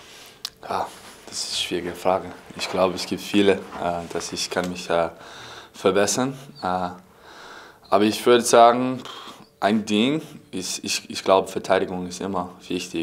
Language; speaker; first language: German; non-native, fluent; English